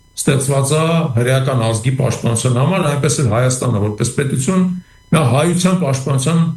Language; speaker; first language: Armenian; native; Armenian